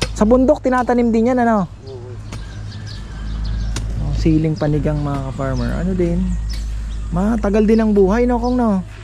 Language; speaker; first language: Filipino; native; Filipino